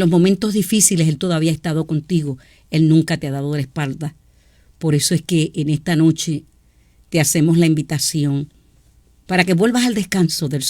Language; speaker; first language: Spanish; native; Spanish